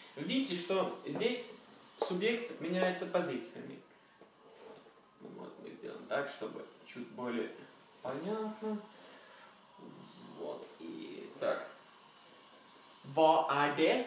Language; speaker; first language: Russian; non-native, learner; Norwegian